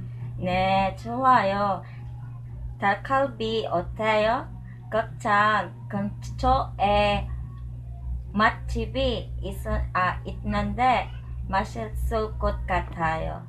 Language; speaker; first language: Korean; non-native, learner; Cebuano